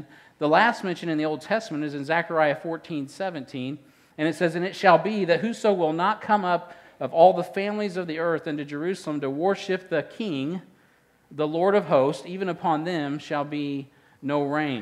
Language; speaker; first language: English; native; English